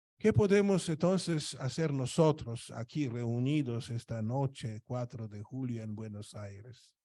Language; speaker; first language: Spanish; non-native, fluent; Polish